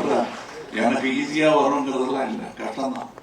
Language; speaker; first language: Tamil; native; Tamil